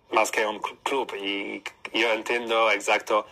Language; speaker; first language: Spanish; non-native, learner; Polish